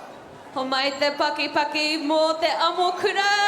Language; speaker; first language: Māori; non-native, local second language; English